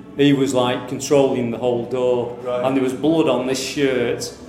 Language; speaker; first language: English; native; English